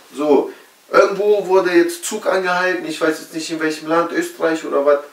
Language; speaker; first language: German; early bilingual, other home language; Russian